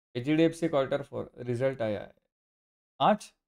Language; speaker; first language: Hindi; non-native, local second language; Marathi